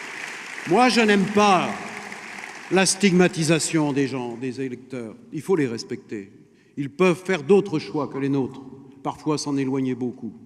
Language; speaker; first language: French; native; French